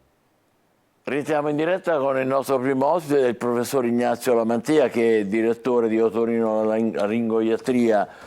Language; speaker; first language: Italian; native; Italian